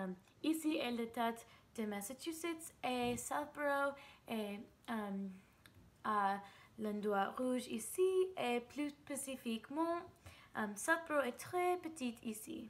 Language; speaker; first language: French; non-native, learner; English